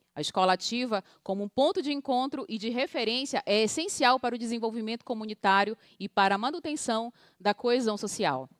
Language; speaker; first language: Portuguese; native; Portuguese